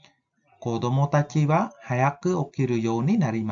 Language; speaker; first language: Japanese; non-native, fluent; Khmer